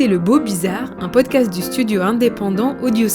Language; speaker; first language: French; native; French